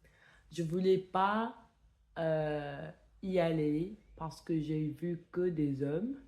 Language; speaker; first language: French; non-native, fluent; English